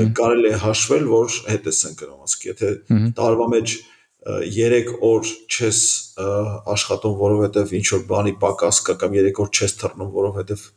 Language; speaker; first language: Armenian; native; Armenian